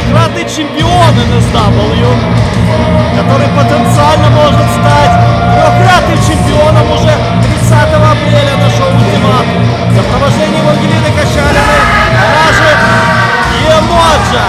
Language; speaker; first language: Russian; native; Russian